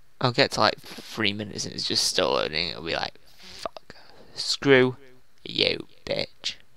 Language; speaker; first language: English; native; English